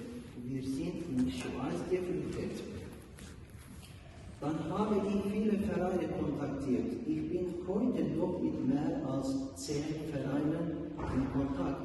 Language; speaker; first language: German; non-native, learner; Turkish